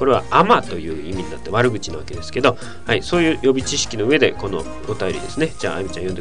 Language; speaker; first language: Japanese; native; Japanese